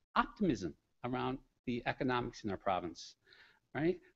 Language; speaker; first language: English; native; English